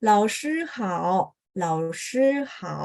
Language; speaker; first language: Chinese; non-native, fluent; Indonesian